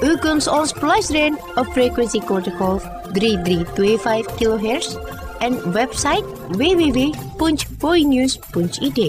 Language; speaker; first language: Dutch; non-native, fluent; Indonesian